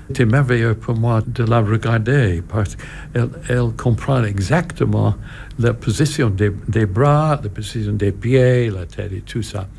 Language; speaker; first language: French; non-native, learner; English